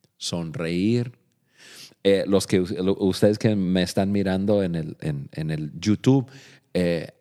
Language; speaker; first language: Spanish; non-native, fluent; English